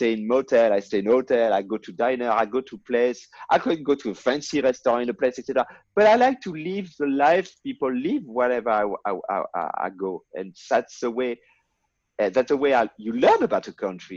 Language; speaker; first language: English; non-native, fluent; French